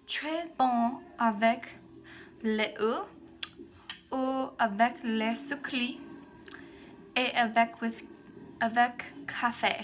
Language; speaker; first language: French; non-native, learner; English